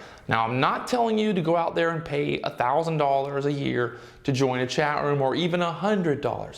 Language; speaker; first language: English; native; English